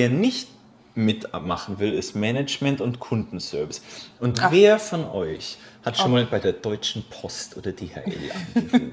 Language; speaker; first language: German; native; German